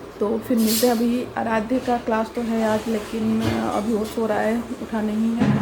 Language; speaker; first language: Hindi; native; Hindi